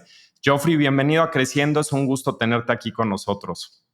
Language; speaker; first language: Spanish; native; Spanish